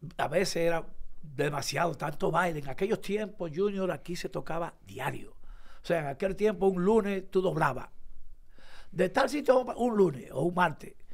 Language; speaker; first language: Spanish; native; Spanish